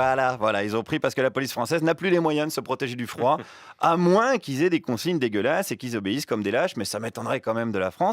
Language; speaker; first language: French; native; French